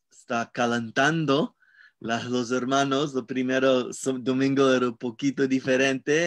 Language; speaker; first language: Spanish; non-native, learner; English